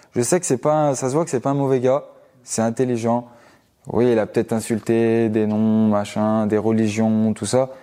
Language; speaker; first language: French; native; French